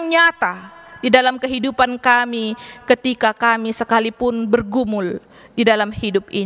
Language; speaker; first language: Indonesian; native; Indonesian